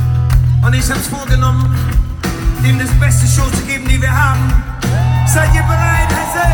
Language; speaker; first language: German; non-native, fluent; English